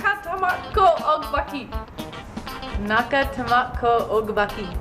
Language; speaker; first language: Cebuano; non-native, learner; English